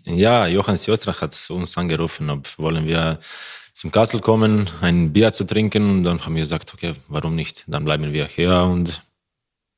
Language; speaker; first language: German; non-native, learner; Croatian